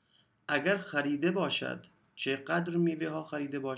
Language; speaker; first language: Persian; non-native, fluent; Urdu